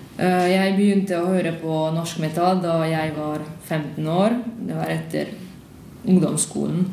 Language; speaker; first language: Swedish; non-native, learner; Hungarian